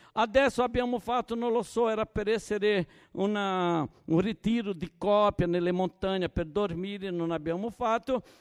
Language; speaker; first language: Italian; non-native, fluent; Portuguese